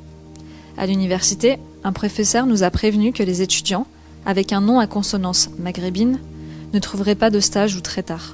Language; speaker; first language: French; native; French